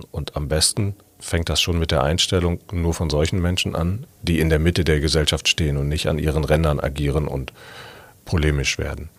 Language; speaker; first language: German; native; German